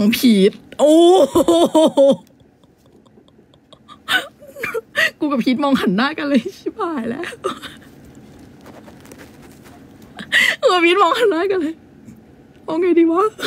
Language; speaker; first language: Thai; native; Thai